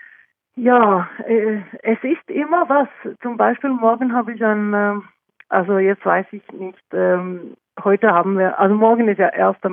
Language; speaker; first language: German; non-native, fluent; Norwegian